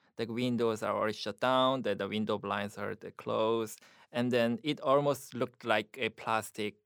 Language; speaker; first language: English; non-native, fluent; Korean